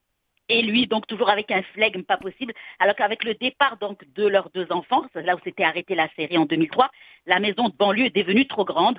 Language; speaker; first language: French; native; French